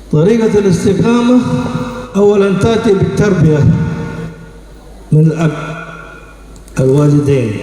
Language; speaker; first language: Arabic; native; Arabic